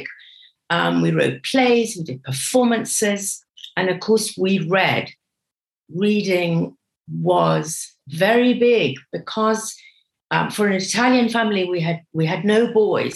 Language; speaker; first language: English; native; English